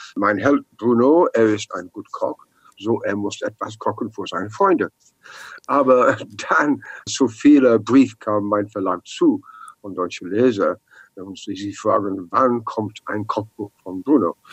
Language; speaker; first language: German; non-native, learner; English